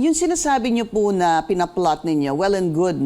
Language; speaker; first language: Filipino; native; Filipino